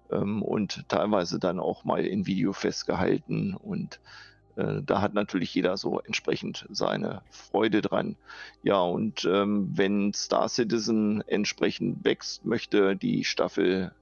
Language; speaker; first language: German; native; German